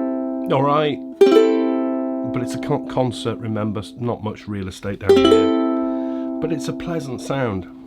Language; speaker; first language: English; native; English